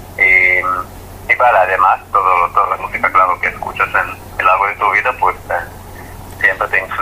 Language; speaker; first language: Spanish; non-native, fluent; Hebrew